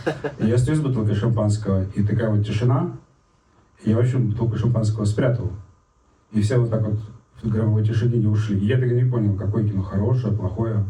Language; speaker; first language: Russian; native; Russian